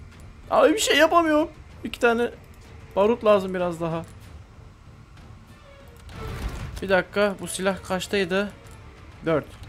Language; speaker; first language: Turkish; native; Turkish